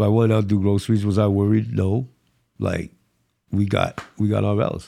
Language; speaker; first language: English; early bilingual, other home language; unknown